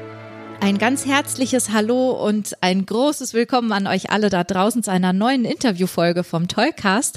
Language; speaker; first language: German; native; German